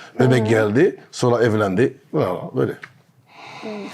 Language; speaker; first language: Turkish; non-native, learner; French